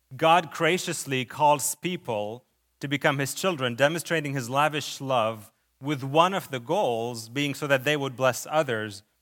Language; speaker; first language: English; early bilingual, other home language; Arabic